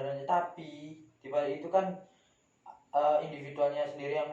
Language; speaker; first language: Indonesian; native; Indonesian